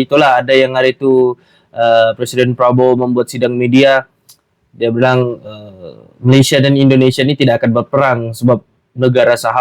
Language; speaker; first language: Malay; native; Malay